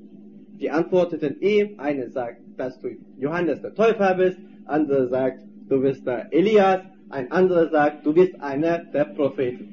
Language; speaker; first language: German; non-native, fluent; Turkish